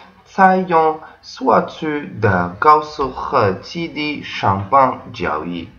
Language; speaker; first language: Chinese; non-native, learner; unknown